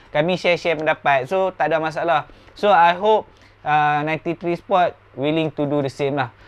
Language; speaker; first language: Malay; native; Malay